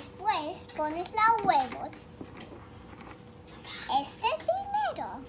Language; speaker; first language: Spanish; early bilingual, heritage; Spanish